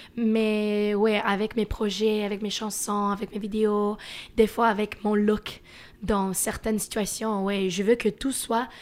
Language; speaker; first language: French; early bilingual, other home language; Russian